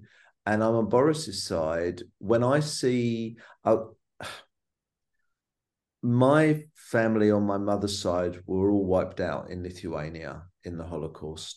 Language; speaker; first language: English; native; English